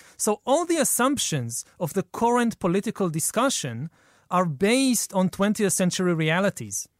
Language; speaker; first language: English; non-native, fluent; Hebrew